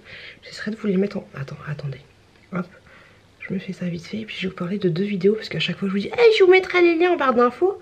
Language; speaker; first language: French; native; French